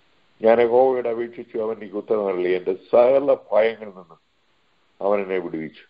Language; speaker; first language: Malayalam; native; Malayalam